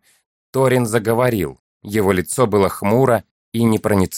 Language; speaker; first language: Russian; native; Russian